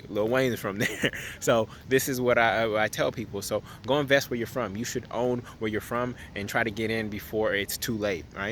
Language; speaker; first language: English; native; English